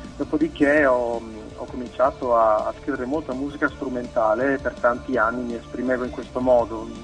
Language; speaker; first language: Italian; native; Italian